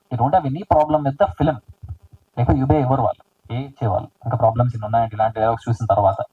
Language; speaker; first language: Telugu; native; Telugu